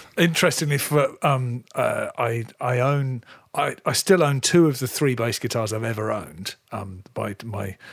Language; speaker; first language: English; native; English